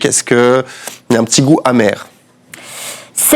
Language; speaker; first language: French; native; French